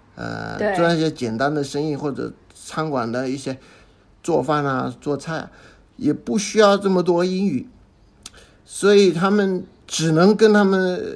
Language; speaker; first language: Chinese; non-native, fluent; English